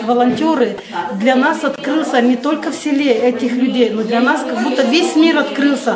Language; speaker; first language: Russian; non-native, local second language; Gagauz